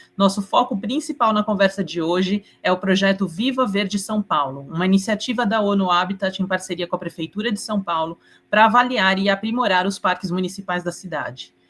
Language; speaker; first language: Portuguese; native; Portuguese